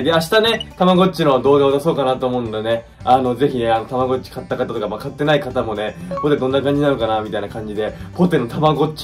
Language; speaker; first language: Japanese; native; Japanese